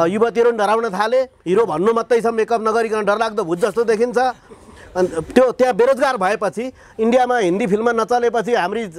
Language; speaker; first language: Nepali; native; Nepali